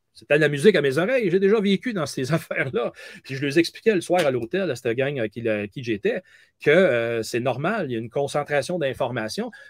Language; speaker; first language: French; native; French